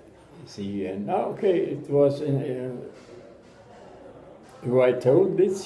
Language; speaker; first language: English; non-native, learner; German